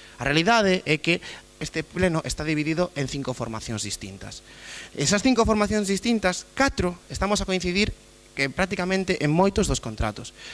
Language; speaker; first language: Galician; native; Galician